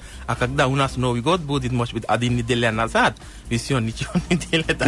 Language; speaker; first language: Russian; non-native, learner; Sinhala